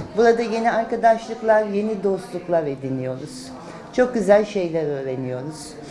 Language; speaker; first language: Turkish; native; Turkish